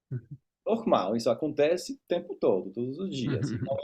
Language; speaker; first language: Portuguese; non-native, fluent; English